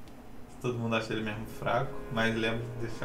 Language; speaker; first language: Portuguese; native; Portuguese